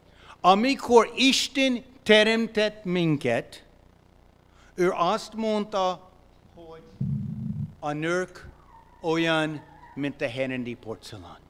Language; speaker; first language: Hungarian; non-native, fluent; English